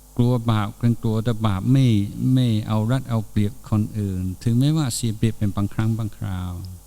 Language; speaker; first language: Thai; non-native, fluent; English